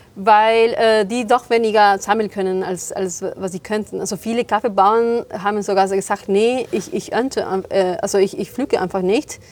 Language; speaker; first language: German; non-native, fluent; Spanish